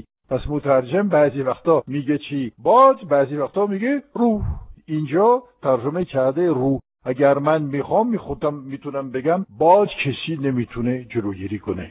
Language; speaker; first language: Persian; non-native, fluent; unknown